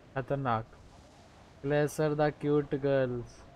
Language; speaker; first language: Hindi; native; Hindi